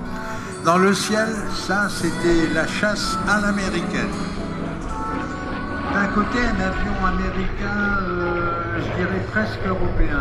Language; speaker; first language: French; native; French